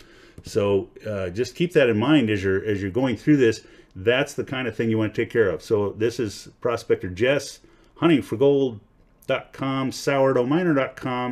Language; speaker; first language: English; native; English